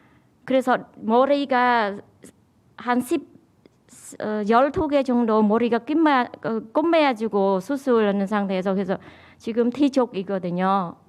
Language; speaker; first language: Korean; non-native, learner; Khmer